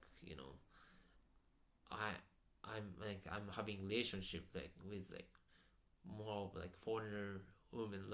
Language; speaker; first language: English; non-native, fluent; Japanese